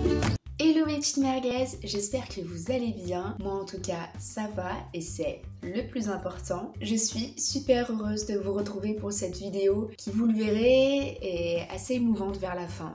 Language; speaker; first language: French; native; French